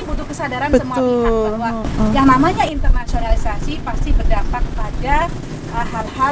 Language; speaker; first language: Indonesian; native; Indonesian